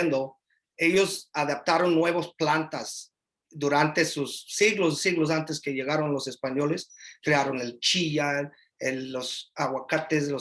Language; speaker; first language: Spanish; early bilingual, heritage; English